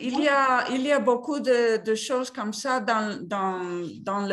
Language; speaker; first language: French; non-native, fluent; Spanish